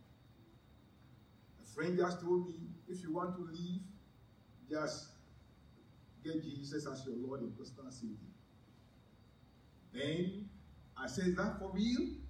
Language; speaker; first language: English; non-native, local second language; Ewe